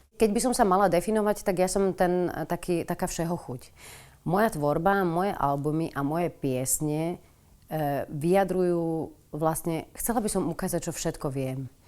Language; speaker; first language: Slovak; native; Slovak